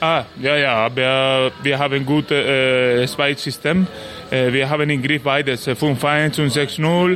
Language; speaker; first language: German; non-native, learner; Spanish